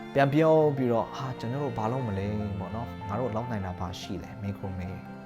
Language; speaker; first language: Burmese; non-native, local second language; Hakha Chin